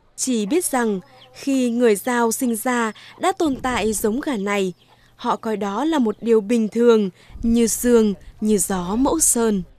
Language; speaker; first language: Vietnamese; native; Vietnamese